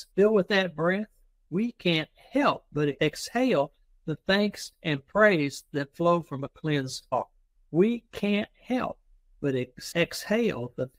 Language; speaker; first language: English; native; English